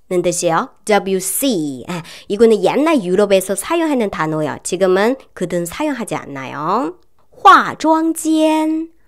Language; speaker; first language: Korean; non-native, learner; Chinese